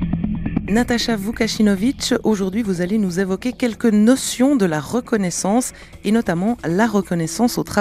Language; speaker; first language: French; native; French